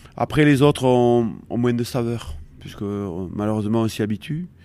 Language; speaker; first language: French; native; French